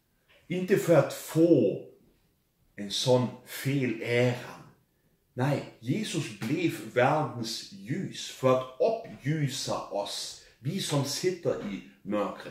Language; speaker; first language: Swedish; non-native, fluent; German